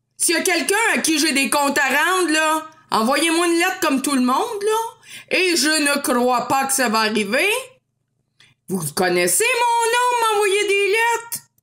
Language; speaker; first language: French; native; French